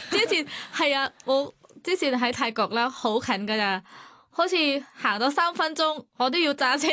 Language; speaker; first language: Cantonese; non-native, fluent; Thai